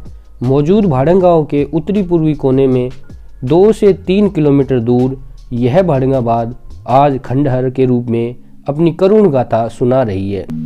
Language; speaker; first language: Hindi; native; Hindi